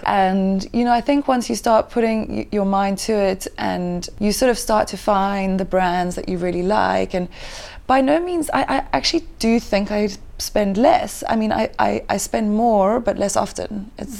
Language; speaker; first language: English; native; English